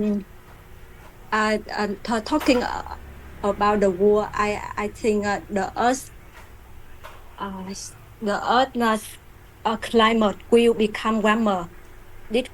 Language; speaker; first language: English; non-native, learner; Vietnamese